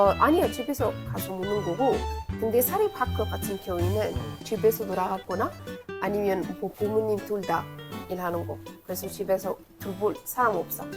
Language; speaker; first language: Korean; non-native, fluent; Arabic